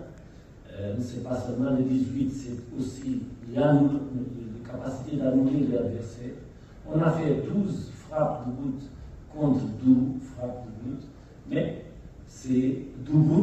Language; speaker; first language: French; non-native, learner; Portuguese